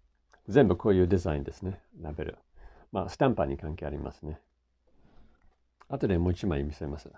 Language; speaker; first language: Japanese; non-native, fluent; English